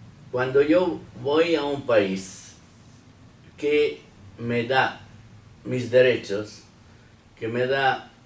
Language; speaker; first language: Spanish; non-native, fluent; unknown